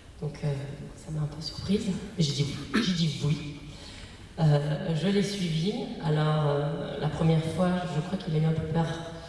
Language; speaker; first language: French; native; French